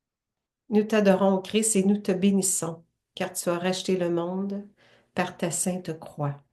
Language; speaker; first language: French; native; French